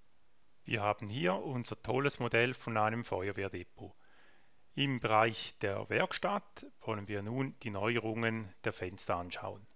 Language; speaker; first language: German; native; German